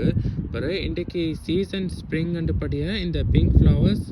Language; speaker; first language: Tamil; early bilingual, heritage; Tamil